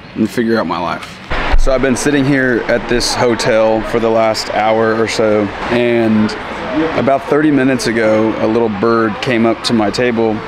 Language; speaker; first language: English; native; English